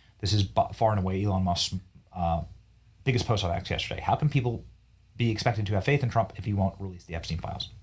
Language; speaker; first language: English; native; English